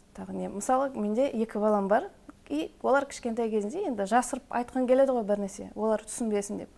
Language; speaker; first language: Kazakh; non-native, local second language; Russian